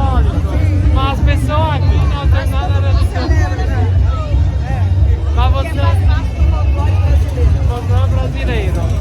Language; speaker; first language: Portuguese; non-native, learner; Italian